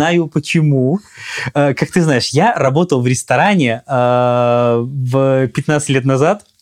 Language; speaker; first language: Russian; non-native, learner; Italian